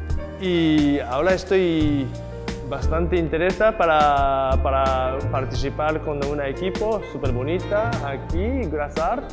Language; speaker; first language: Spanish; non-native, learner; Japanese